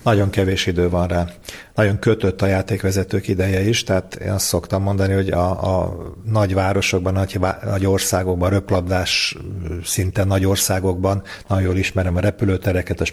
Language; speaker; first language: Hungarian; native; Hungarian